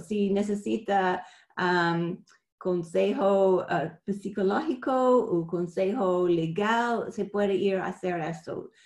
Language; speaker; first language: Spanish; non-native, fluent; English